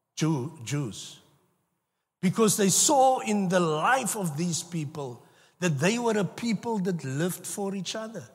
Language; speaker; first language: English; non-native, local second language; Afrikaans